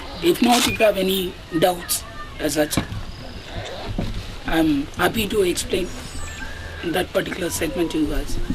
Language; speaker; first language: English; non-native, local second language; Tamil